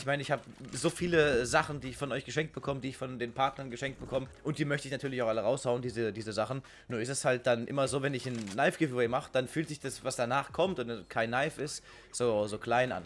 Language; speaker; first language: German; native; German